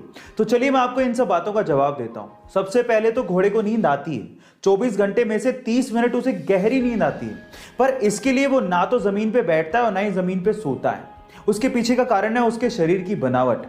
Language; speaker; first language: Hindi; native; Hindi